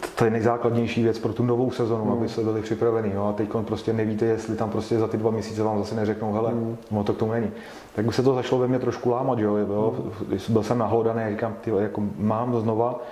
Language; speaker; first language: Czech; native; Czech